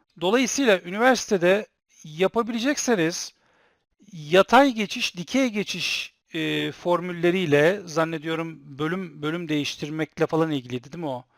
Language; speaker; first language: Turkish; native; Turkish